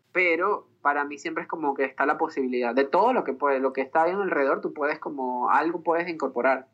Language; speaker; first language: Spanish; native; Spanish